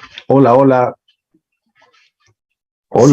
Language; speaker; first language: Spanish; native; Spanish